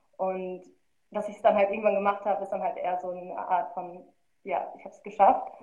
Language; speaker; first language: German; early bilingual, other home language; Arabic